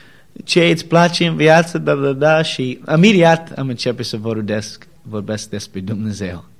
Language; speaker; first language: Romanian; non-native, learner; English